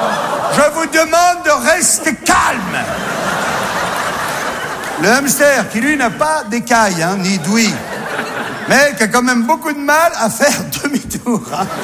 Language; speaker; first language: French; native; French